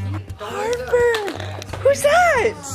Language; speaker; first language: English; native; English